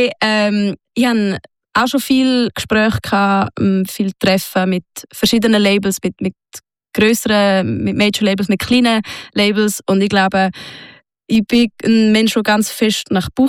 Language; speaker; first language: German; native; German